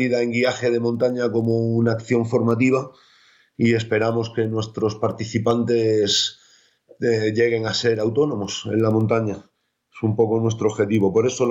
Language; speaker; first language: Spanish; native; Spanish